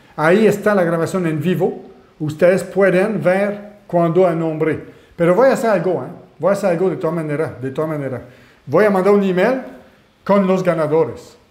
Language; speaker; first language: Spanish; non-native, fluent; French